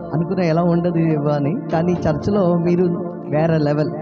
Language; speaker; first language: Telugu; non-native, local second language; Malayalam